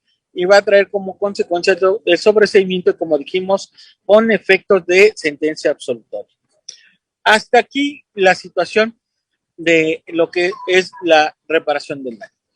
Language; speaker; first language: Spanish; native; Spanish